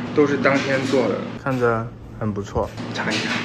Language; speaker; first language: Chinese; non-native, fluent; Korean